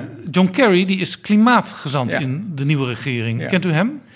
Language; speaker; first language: Dutch; native; Dutch